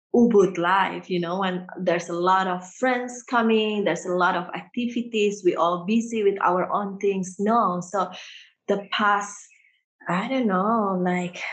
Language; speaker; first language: English; early bilingual, heritage; Indonesian